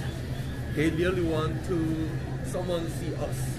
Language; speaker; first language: English; non-native, learner; Korean